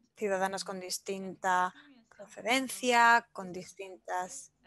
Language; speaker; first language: Spanish; non-native, fluent; Polish